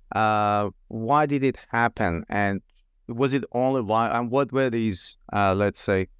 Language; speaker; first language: English; non-native, fluent; Persian